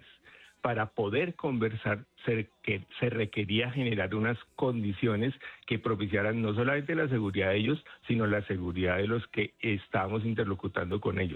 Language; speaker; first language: Spanish; native; Spanish